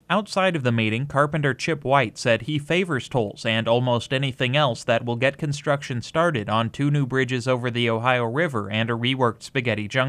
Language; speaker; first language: English; native; English